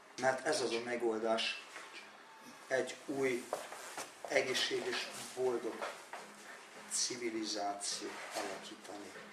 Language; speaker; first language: Hungarian; non-native, learner; German